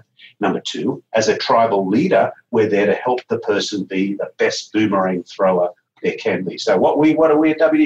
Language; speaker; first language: English; native; English